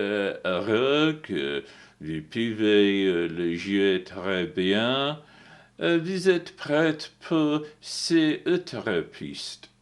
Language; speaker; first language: French; non-native, learner; English